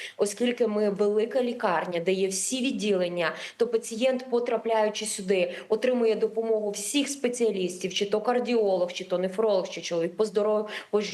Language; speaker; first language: Ukrainian; native; Ukrainian